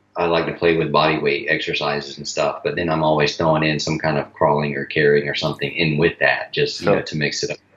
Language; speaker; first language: English; native; English